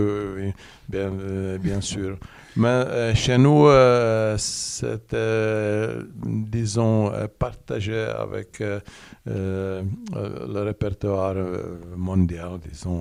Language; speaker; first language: French; non-native, learner; Czech